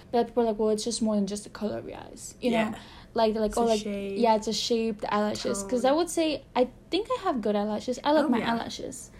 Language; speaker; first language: English; early bilingual, other home language; Spanish